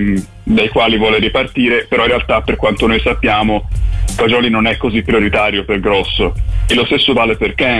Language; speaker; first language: Italian; native; Italian